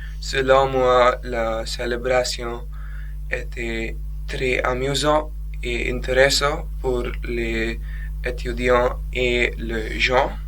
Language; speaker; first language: French; non-native, learner; Gujarati